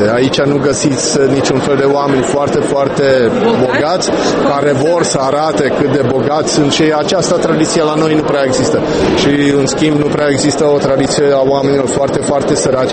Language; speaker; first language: Romanian; non-native, fluent; Czech